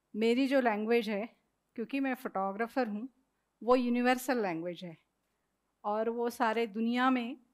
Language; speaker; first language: Hindi; non-native, local second language; Marathi